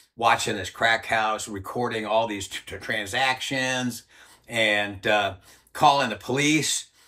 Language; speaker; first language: English; native; English